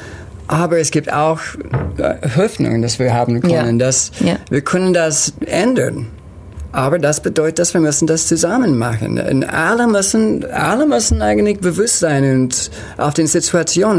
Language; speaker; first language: German; non-native, learner; English